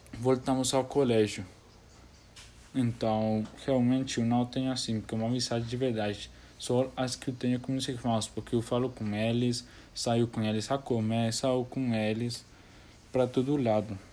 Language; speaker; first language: Portuguese; non-native, learner; Spanish